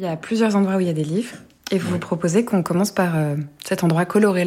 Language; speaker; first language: French; native; French